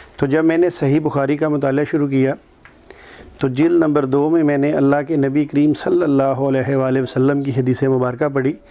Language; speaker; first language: Urdu; native; Urdu